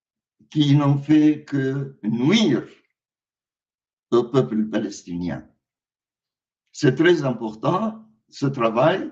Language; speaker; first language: French; non-native, fluent; Arabic